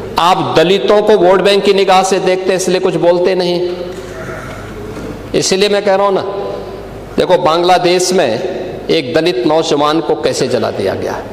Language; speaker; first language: Hindi; native; Hindi